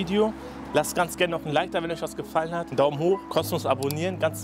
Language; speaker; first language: German; native; German